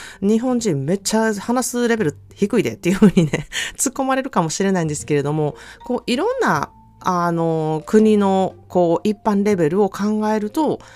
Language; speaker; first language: Japanese; native; Japanese